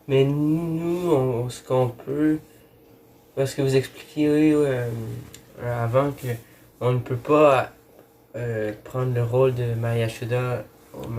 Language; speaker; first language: French; native; French